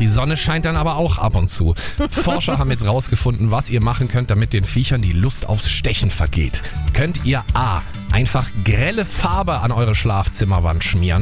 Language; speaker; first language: German; native; German